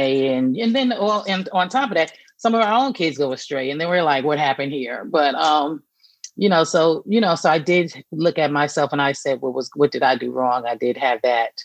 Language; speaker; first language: English; native; English